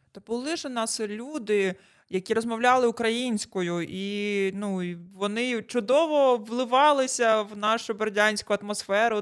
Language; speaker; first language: Ukrainian; non-native, local second language; Russian